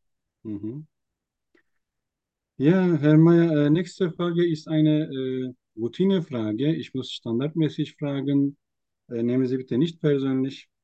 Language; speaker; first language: German; non-native, fluent; Turkish